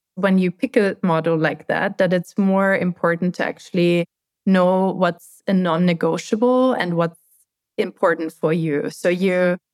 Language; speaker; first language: English; non-native, fluent; German